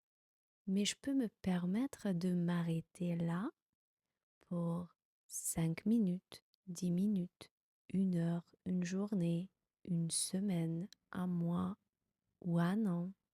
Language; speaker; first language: French; non-native, fluent; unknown